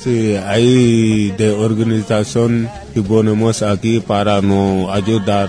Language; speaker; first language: Spanish; non-native, learner; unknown